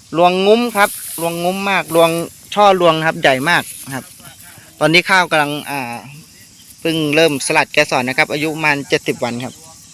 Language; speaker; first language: Thai; native; Thai